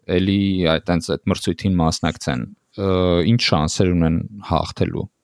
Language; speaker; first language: Armenian; native; Armenian